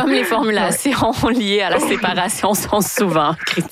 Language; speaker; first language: French; native; French